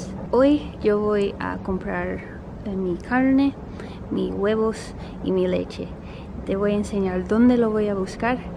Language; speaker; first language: Spanish; early bilingual, heritage; Spanish